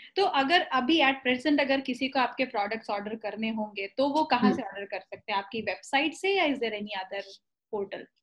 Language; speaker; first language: Hindi; non-native, local second language; Marathi